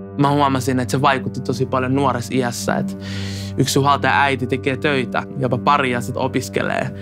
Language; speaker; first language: Finnish; early bilingual, other home language; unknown